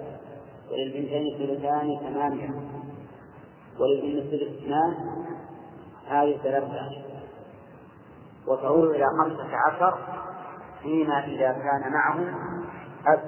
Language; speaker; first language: Arabic; native; Arabic